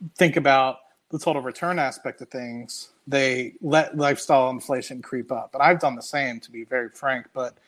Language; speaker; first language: English; native; English